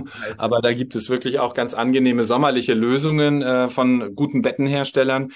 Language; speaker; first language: German; native; German